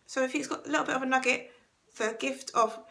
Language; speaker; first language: English; native; English